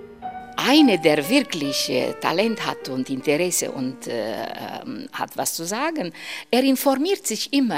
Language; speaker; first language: German; non-native, fluent; Romanian